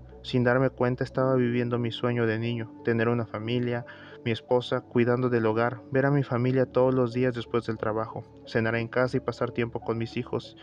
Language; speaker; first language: Spanish; native; Spanish